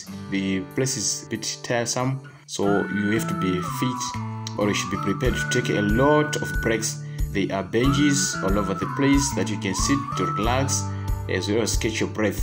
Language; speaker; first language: English; non-native, local second language; Shona